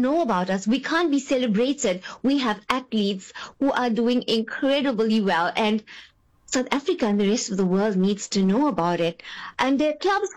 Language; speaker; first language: English; native; English